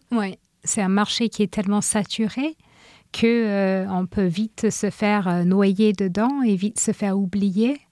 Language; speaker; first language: French; non-native, fluent; English